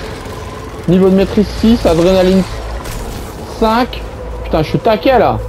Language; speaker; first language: French; native; French